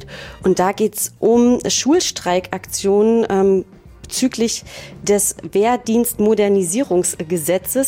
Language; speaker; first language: German; native; German